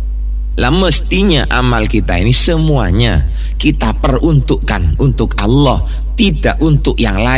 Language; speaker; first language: Indonesian; non-native, local second language; Javanese